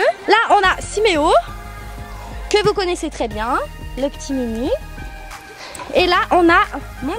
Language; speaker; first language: French; native; French